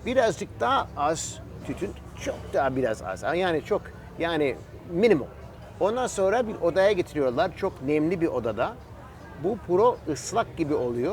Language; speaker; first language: Turkish; early bilingual, heritage; Turkish